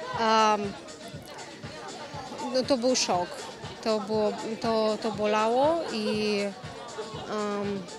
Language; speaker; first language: Polish; non-native, fluent; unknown